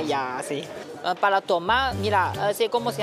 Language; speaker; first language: Spanish; non-native, learner; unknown